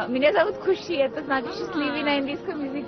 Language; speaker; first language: Russian; non-native, learner; Hindi